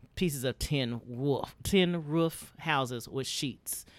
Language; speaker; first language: English; native; English